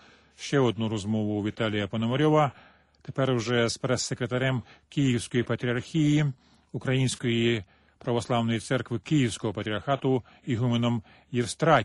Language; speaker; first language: Ukrainian; native; Ukrainian